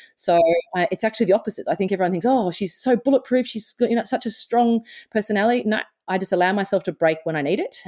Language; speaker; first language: English; native; English